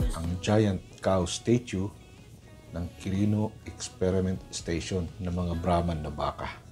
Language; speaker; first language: Filipino; non-native, local second language; Cebuano